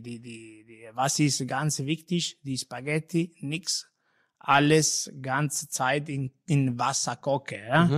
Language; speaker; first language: German; non-native, learner; Italian